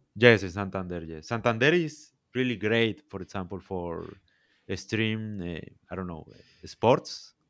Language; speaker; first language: English; non-native, learner; Spanish